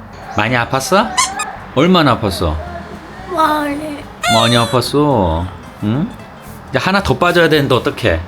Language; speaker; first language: Korean; native; Korean